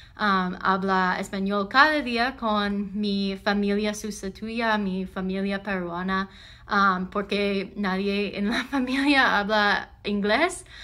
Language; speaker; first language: Spanish; non-native, learner; English